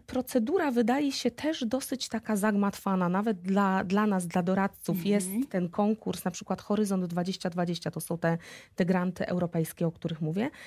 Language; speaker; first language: Polish; native; Polish